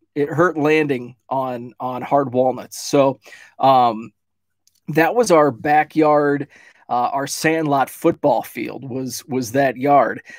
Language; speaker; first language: English; native; English